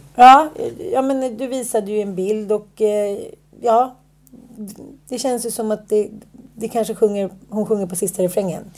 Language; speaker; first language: Swedish; native; Swedish